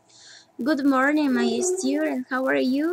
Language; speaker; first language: English; non-native, learner; Spanish